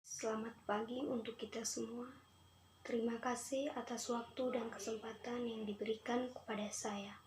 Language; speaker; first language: Indonesian; non-native, local second language; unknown